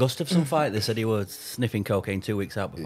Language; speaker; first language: English; native; English